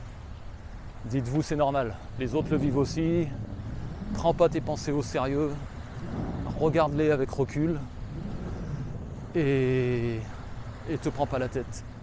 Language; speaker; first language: French; native; French